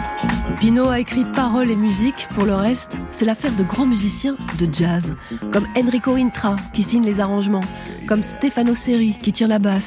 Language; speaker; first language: French; native; French